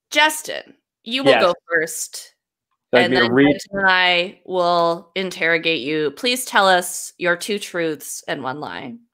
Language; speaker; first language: English; native; English